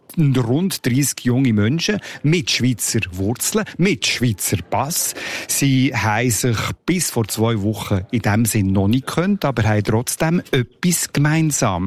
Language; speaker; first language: German; native; German